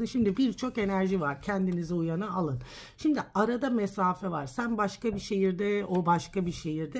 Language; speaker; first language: Turkish; early bilingual, heritage; Turkish